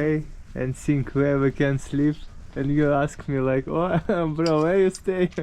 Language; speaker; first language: English; non-native, learner; Russian